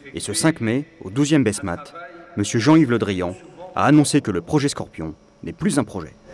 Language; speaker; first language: French; native; French